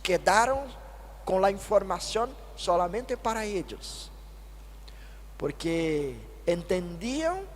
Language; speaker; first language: Spanish; non-native, fluent; Portuguese